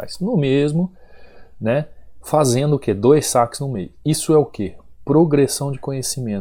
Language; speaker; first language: Portuguese; native; Portuguese